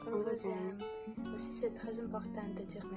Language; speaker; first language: French; non-native, learner; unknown